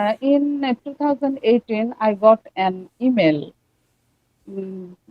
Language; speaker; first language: English; non-native, learner; Bangla